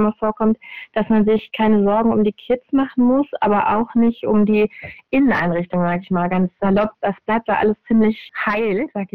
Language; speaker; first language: German; native; German